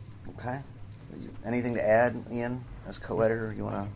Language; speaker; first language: English; native; English